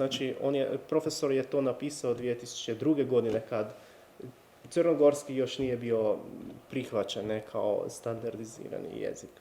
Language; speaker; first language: Bosnian; non-native, fluent; Hungarian